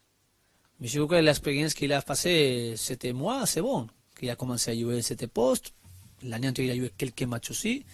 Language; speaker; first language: French; non-native, learner; Spanish